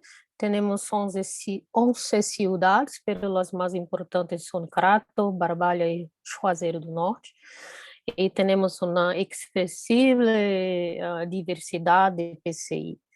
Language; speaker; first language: Spanish; non-native, fluent; Portuguese